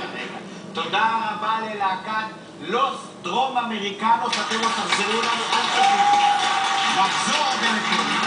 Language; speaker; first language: Hebrew; native; Hebrew